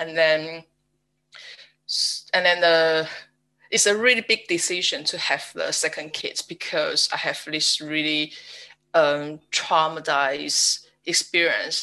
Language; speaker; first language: English; non-native, fluent; Chinese